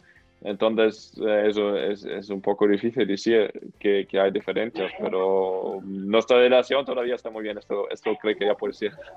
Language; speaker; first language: Spanish; non-native, fluent; German